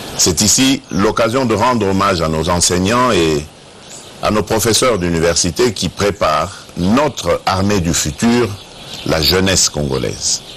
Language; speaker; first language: French; non-native, local second language; Luba-Lulua